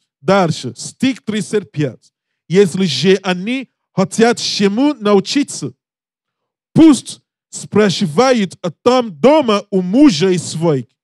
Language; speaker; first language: Russian; non-native, learner; English